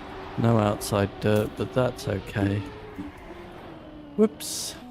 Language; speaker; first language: English; native; English